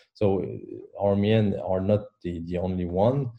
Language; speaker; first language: English; non-native, fluent; French